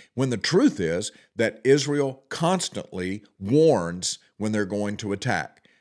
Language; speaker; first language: English; native; English